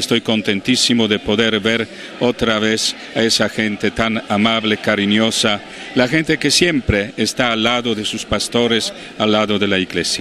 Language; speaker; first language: Spanish; non-native, fluent; Polish